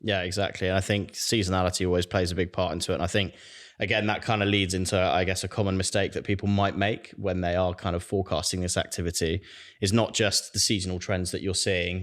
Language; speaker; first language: English; native; English